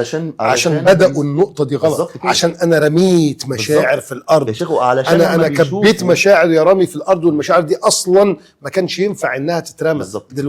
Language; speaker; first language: Arabic; native; Arabic